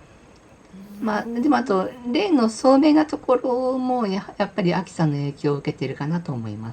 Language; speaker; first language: Japanese; native; Japanese